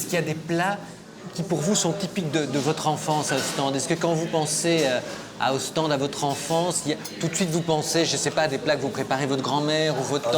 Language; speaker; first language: French; native; French